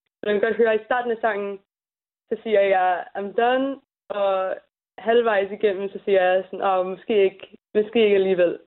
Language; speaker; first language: Danish; early bilingual, heritage; English